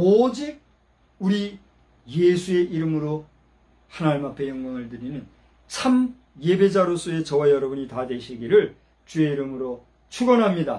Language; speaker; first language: Korean; native; Korean